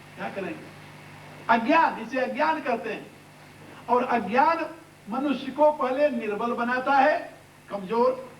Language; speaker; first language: Hindi; native; Hindi